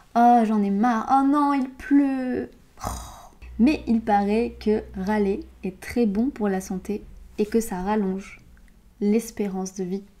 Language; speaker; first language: French; native; French